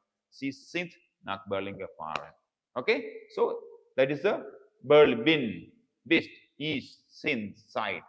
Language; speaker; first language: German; non-native, fluent; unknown